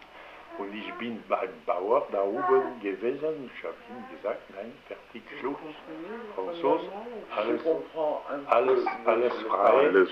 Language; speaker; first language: German; non-native, learner; French